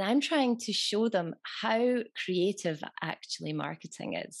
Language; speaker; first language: English; native; English